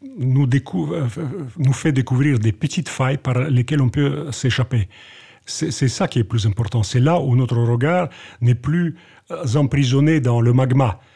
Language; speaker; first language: French; non-native, fluent; Russian